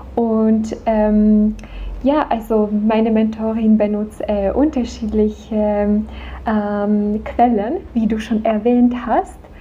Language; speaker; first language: German; non-native, fluent; Czech